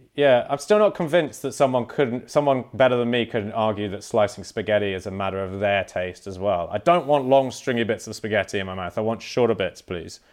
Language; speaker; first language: English; native; English